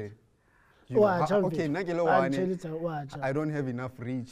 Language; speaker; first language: English; non-native, local second language; Tswana